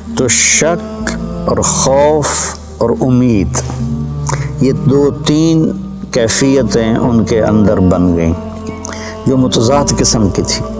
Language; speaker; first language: Urdu; non-native, local second language; Punjabi